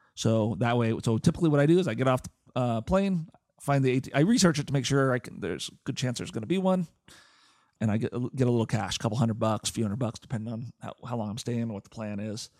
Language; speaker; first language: English; native; English